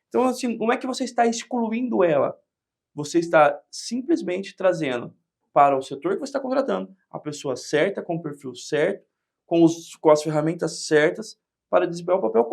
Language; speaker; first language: Portuguese; native; Portuguese